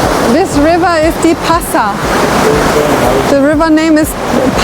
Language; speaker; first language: English; non-native, learner; German